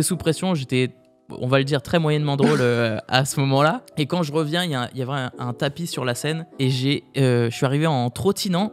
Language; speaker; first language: French; native; French